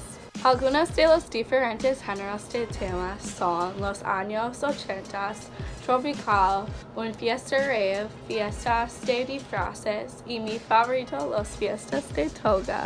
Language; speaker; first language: Spanish; non-native, learner; English